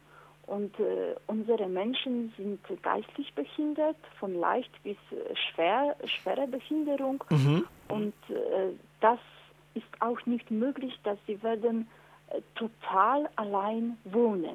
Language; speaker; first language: German; non-native, fluent; Polish